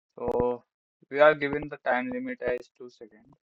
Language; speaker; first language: English; non-native, local second language; Hindi